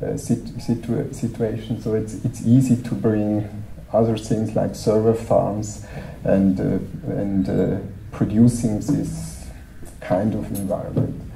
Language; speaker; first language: English; non-native, fluent; German